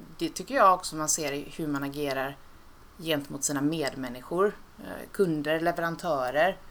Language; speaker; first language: Swedish; native; Swedish